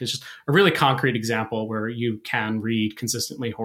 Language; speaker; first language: English; native; English